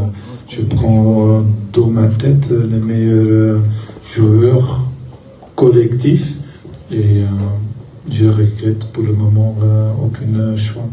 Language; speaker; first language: French; non-native, local second language; Dutch